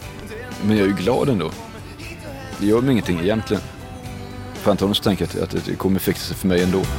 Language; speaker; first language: Swedish; native; Swedish